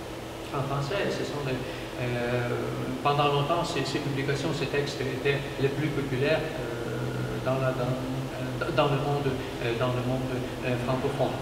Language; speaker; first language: French; non-native, learner; Ukrainian